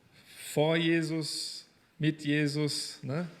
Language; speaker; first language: German; non-native, fluent; Portuguese